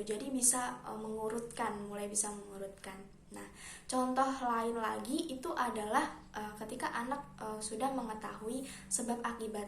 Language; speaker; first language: Indonesian; native; Indonesian